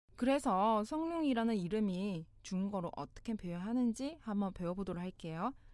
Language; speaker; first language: Korean; non-native, fluent; Chinese